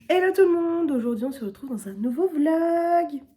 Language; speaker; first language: French; native; French